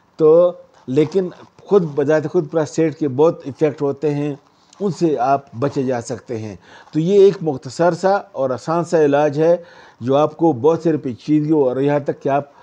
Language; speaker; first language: Urdu; non-native, local second language; Pashto